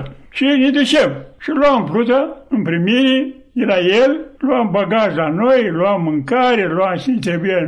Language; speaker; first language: Romanian; native; Romanian